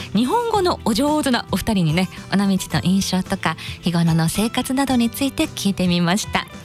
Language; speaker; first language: Japanese; native; Japanese